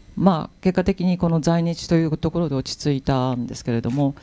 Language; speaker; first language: Japanese; native; Japanese